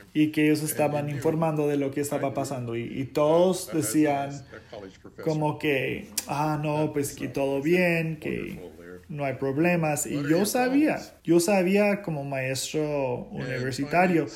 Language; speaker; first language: Spanish; non-native, fluent; English